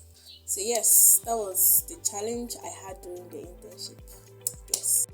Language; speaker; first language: English; non-native, local second language; Igbo